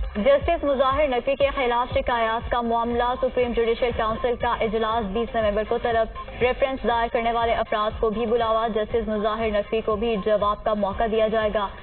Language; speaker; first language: Urdu; native; Urdu